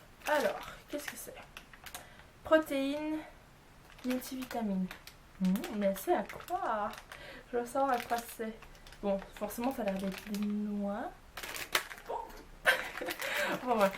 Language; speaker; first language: French; native; French